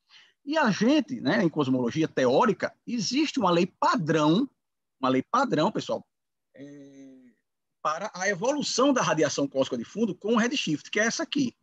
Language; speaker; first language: Portuguese; native; Portuguese